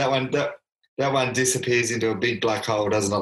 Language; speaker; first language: English; native; English